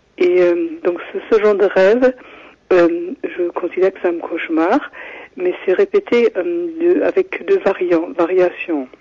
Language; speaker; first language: French; non-native, fluent; German